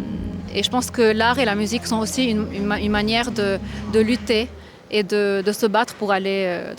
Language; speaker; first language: French; non-native, local second language; Arabic